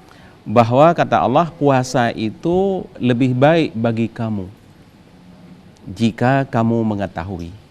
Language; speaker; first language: Indonesian; native; Indonesian